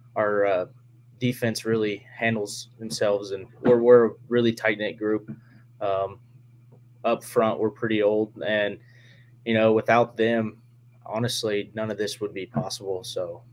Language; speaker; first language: English; native; English